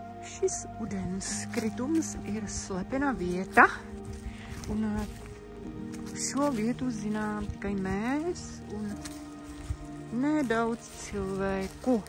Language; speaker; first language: Latvian; non-native, learner; Czech